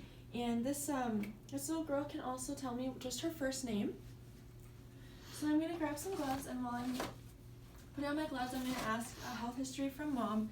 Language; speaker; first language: English; native; English